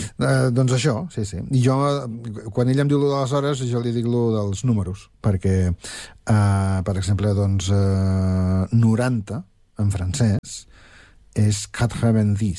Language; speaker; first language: Catalan; native; Catalan